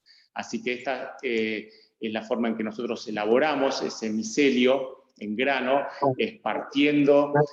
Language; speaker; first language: Spanish; native; Spanish